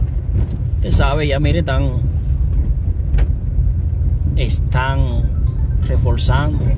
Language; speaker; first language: Spanish; native; Spanish